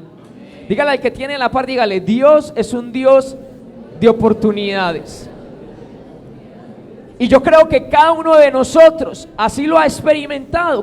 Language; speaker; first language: Spanish; native; Spanish